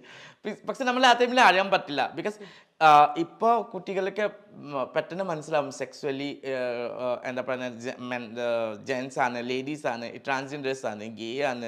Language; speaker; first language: Malayalam; non-native, learner; Assamese